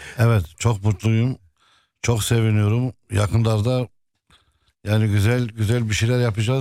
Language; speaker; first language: Turkish; non-native, fluent; Arabic